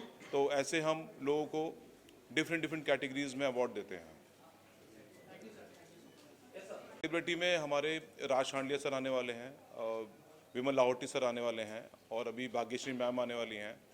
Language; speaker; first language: Hindi; native; Hindi